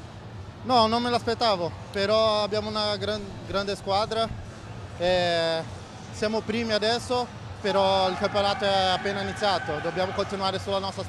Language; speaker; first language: Italian; non-native, fluent; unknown